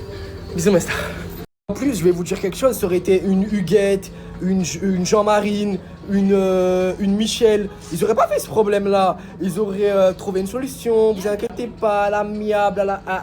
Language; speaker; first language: French; native; French